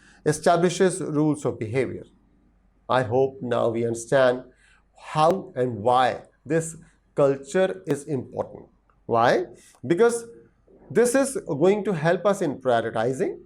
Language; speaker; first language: English; non-native, local second language; Hindi